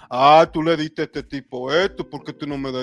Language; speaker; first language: Spanish; early bilingual, heritage; Spanish